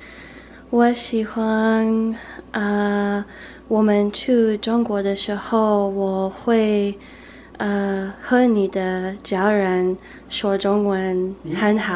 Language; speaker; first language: Chinese; non-native, learner; English